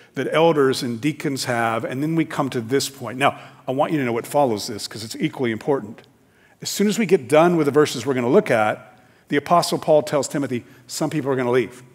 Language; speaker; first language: English; native; English